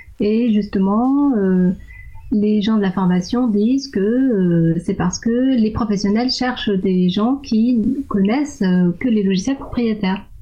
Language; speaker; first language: French; non-native, fluent; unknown